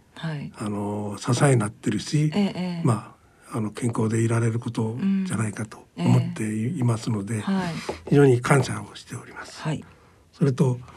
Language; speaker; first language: Japanese; native; Japanese